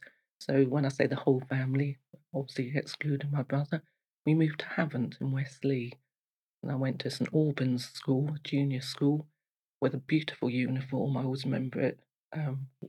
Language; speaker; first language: English; native; English